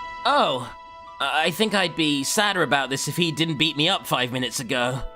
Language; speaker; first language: English; native; English